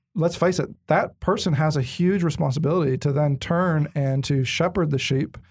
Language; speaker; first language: English; native; English